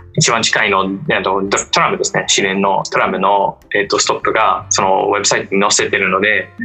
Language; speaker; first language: Japanese; non-native, fluent; English